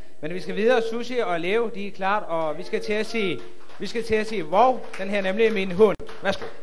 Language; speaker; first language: Danish; native; Danish